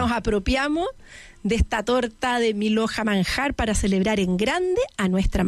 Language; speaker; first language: Spanish; native; Spanish